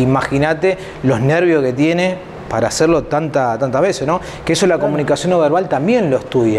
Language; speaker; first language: Spanish; native; Spanish